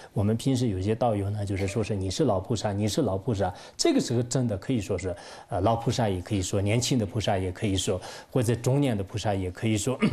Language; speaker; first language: Chinese; non-native, local second language; Tibetan